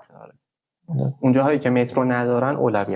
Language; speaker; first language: Persian; native; Persian